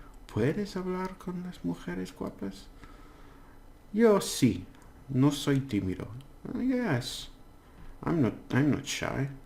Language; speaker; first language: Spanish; non-native, learner; English